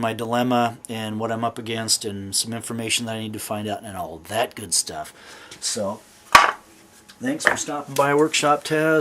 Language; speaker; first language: English; native; English